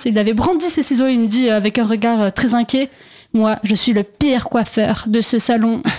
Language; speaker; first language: French; native; French